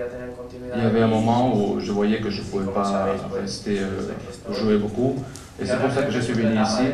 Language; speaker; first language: French; non-native, fluent; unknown